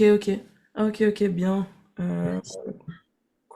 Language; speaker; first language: French; native; French